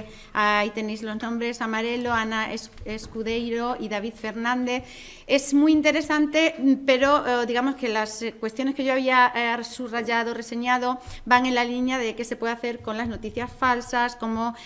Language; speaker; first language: Spanish; native; Spanish